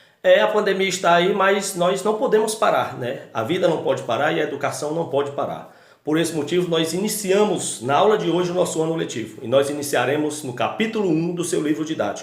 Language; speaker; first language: Portuguese; native; Portuguese